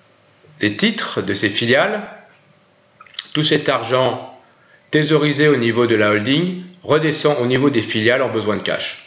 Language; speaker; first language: French; native; French